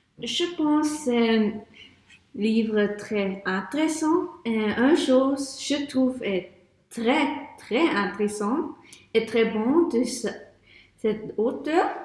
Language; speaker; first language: French; non-native, learner; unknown